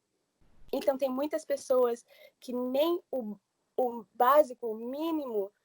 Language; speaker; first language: Portuguese; early bilingual, heritage; English